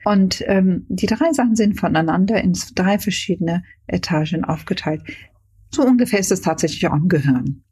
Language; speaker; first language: German; non-native, fluent; Hungarian